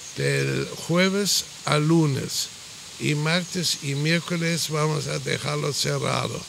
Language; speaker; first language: Spanish; non-native, fluent; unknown